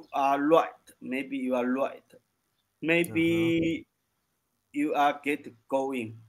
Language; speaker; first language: English; non-native, learner; Chinese